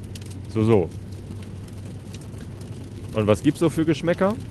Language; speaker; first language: German; native; German